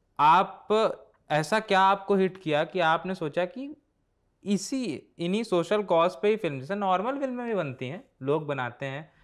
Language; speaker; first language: Hindi; native; Hindi